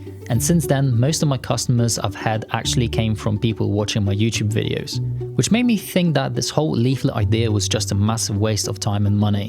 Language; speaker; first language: English; native; English